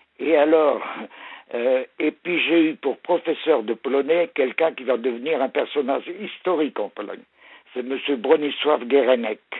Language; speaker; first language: French; early bilingual, other home language; Polish